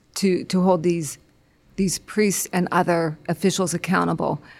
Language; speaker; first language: English; native; English